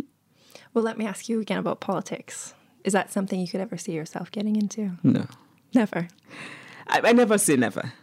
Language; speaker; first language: English; non-native, local second language; Igbo